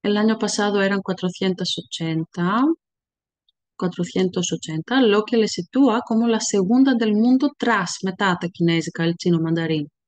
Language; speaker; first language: Spanish; non-native, fluent; Greek